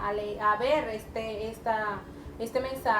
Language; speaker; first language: Spanish; native; Spanish